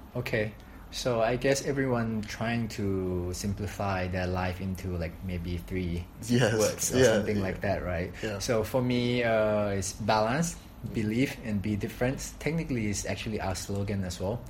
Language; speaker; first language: English; non-native, fluent; Thai